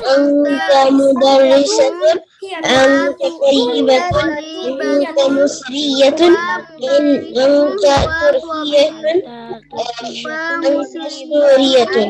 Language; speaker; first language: Arabic; non-native, learner; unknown